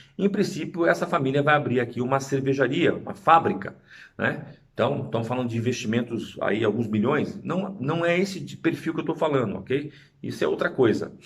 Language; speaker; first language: Portuguese; native; Portuguese